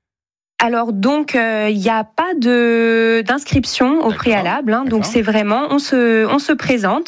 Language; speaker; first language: French; native; French